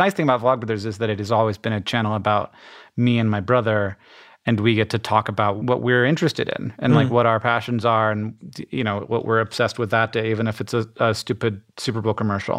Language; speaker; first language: English; native; English